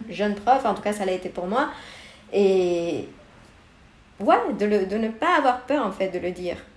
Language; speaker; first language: French; non-native, fluent; Spanish